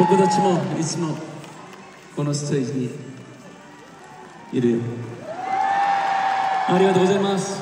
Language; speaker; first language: Japanese; non-native, learner; Korean